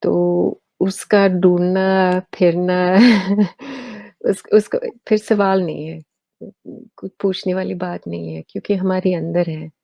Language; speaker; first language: Hindi; early bilingual, heritage; English